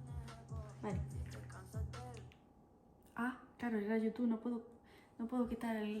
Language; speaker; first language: Spanish; early bilingual, other home language; Portuguese